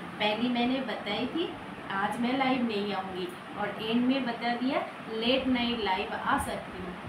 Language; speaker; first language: Hindi; non-native, local second language; Bangla